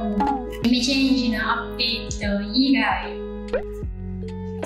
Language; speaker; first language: Japanese; non-native, learner; English